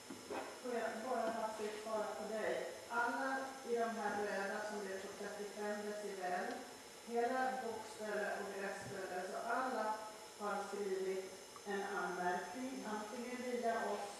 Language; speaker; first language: Swedish; native; Swedish